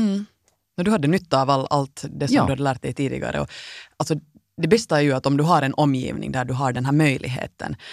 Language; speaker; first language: Swedish; native; Swedish